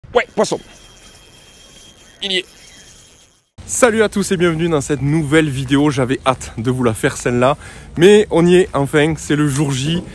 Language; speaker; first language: French; native; French